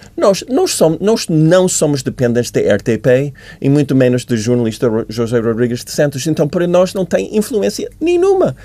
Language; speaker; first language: Portuguese; non-native, fluent; English